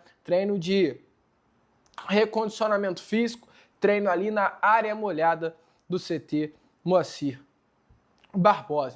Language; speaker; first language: Portuguese; native; Portuguese